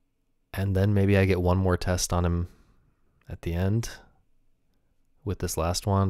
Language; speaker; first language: English; native; English